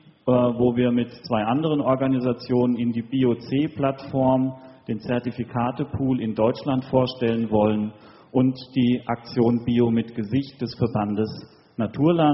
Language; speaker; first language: German; native; German